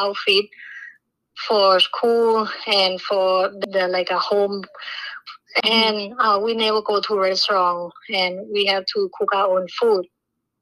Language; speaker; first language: English; non-native, learner; Thai